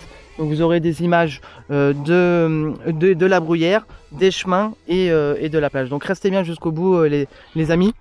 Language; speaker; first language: French; native; French